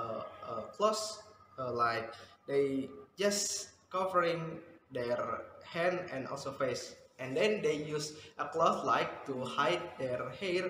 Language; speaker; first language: English; non-native, fluent; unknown